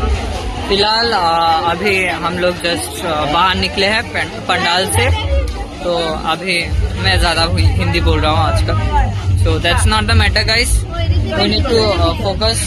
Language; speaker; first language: Hindi; non-native, local second language; Bangla